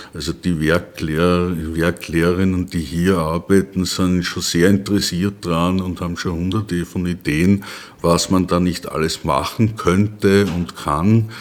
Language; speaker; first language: German; native; German